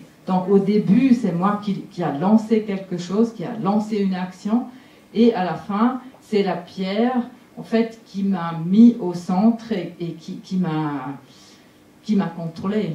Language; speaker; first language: French; non-native, local second language; German